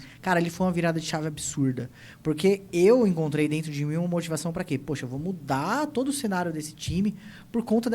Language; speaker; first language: Portuguese; native; Portuguese